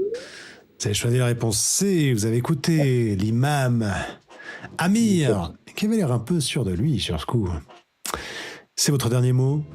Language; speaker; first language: French; native; French